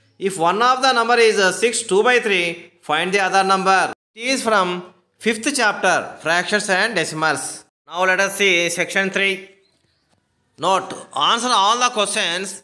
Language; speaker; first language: English; non-native, local second language; Telugu